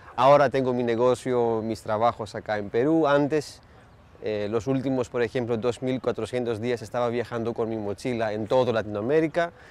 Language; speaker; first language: Spanish; non-native, fluent; Greek